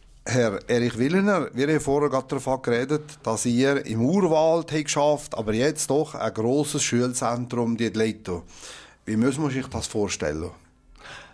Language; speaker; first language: German; native; German